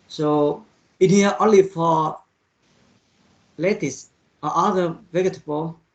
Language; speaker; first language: English; non-native, learner; Vietnamese